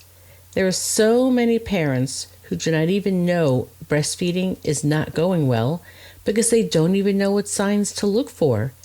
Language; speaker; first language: English; native; English